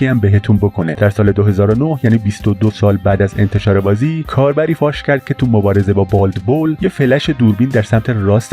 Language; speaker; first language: Persian; native; Persian